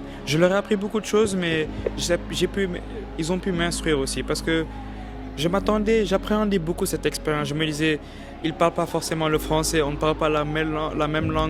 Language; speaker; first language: French; non-native, local second language; Wolof